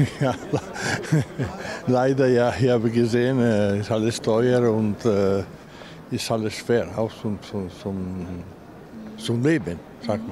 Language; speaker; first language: German; non-native, learner; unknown